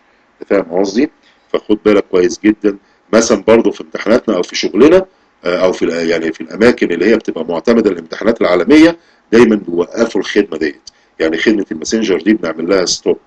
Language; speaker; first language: Arabic; native; Arabic